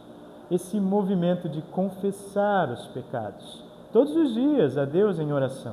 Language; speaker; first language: Portuguese; native; Portuguese